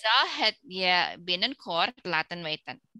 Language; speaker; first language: Dutch; non-native, learner; Indonesian